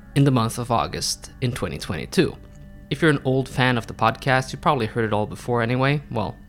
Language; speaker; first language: English; non-native, fluent; Norwegian